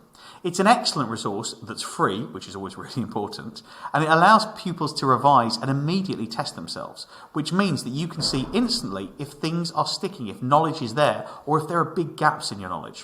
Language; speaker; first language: English; native; English